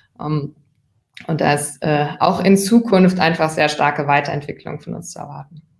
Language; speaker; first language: German; native; German